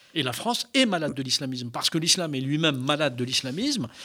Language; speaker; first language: French; non-native, local second language; Arabic